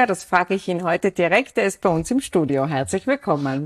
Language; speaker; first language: German; native; German